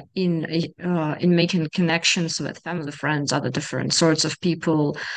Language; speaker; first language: English; non-native, fluent; Ukrainian